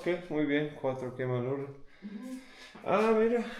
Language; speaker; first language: Spanish; non-native, fluent; English